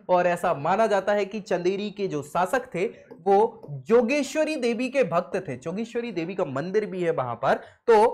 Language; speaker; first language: Hindi; native; Hindi